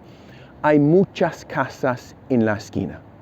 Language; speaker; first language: Spanish; non-native, fluent; English